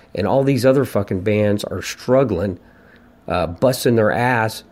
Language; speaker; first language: English; native; English